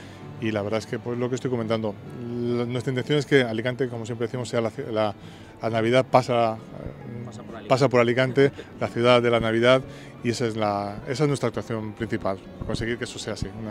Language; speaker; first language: Spanish; native; Spanish